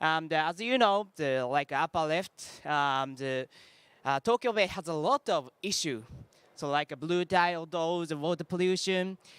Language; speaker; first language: English; non-native, learner; Japanese